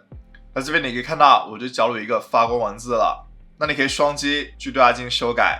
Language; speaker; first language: Chinese; native; Chinese